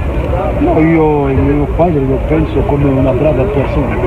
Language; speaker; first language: Italian; non-native, fluent; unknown